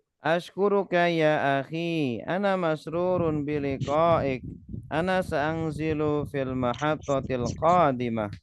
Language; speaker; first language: Arabic; non-native, fluent; Indonesian